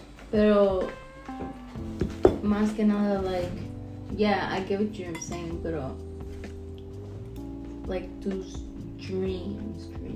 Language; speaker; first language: English; native; English